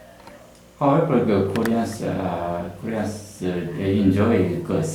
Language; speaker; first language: English; non-native, learner; Korean